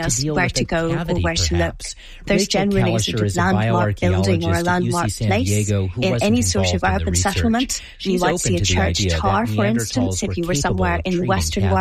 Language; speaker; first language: English; native; English